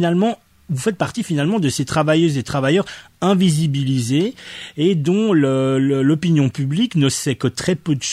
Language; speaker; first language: French; native; French